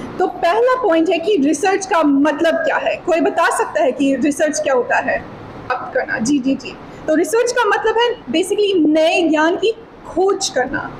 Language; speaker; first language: Hindi; non-native, fluent; English